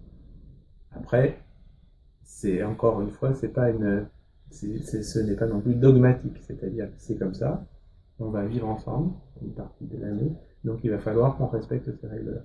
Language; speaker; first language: French; native; French